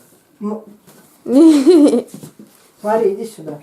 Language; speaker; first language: Russian; native; Russian